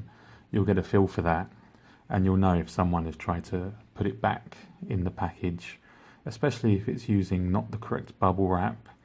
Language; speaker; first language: English; native; English